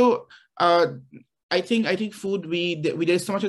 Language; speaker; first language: English; non-native, local second language; Assamese